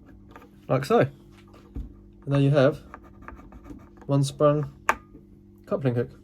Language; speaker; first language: English; native; English